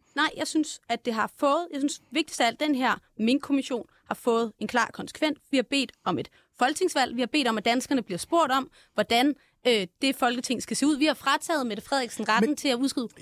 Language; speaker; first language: Danish; native; Danish